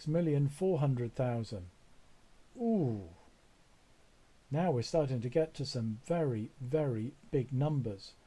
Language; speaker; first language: English; native; English